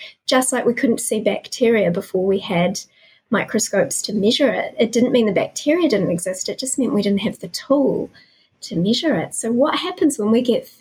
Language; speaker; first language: English; native; English